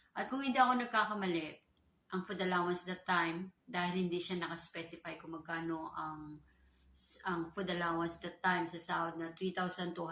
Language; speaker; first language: Filipino; native; Filipino